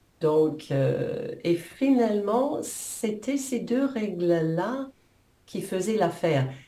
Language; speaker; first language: French; non-native, fluent; English